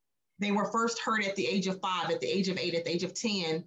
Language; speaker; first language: English; native; English